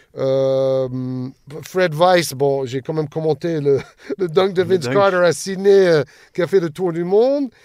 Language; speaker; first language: French; non-native, fluent; English